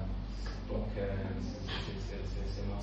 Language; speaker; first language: French; non-native, learner; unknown